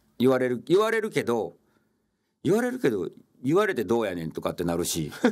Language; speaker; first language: Japanese; native; Japanese